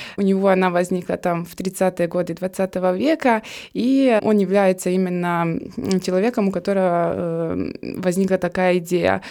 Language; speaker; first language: Russian; non-native, fluent; Serbian